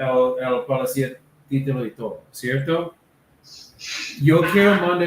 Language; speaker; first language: Spanish; non-native, learner; English